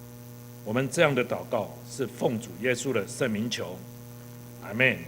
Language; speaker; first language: Chinese; native; Chinese